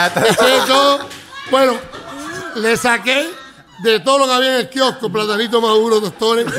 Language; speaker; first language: Spanish; native; Spanish